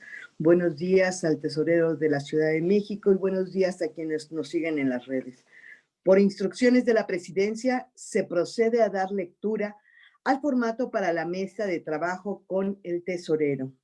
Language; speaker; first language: Spanish; native; Spanish